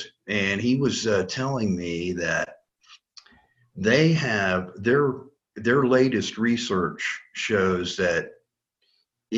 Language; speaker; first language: English; native; English